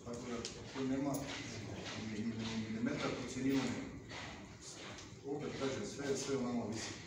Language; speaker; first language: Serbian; non-native, learner; Bulgarian